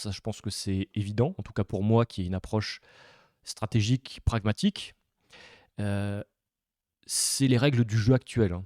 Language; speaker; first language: French; native; French